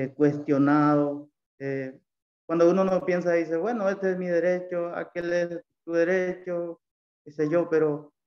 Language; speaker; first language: Spanish; native; Spanish